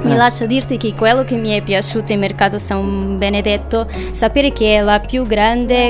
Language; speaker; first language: Italian; non-native, learner; Portuguese